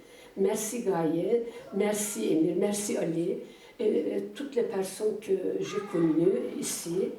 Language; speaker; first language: French; non-native, fluent; Turkish